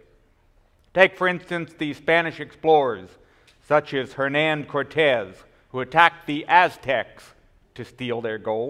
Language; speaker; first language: English; native; English